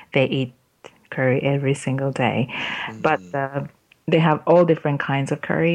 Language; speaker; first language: English; non-native, fluent; Japanese